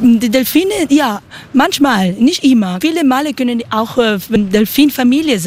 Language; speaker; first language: German; non-native, learner; Spanish